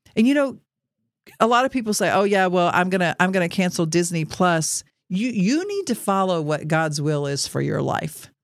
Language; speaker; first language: English; native; English